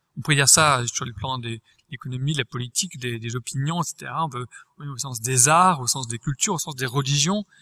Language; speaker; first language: French; native; French